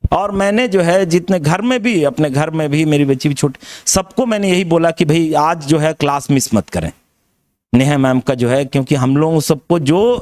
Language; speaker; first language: Hindi; native; Hindi